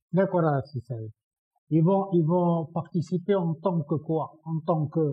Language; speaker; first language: French; non-native, local second language; Arabic